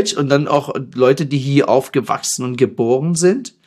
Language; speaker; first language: German; non-native, fluent; Persian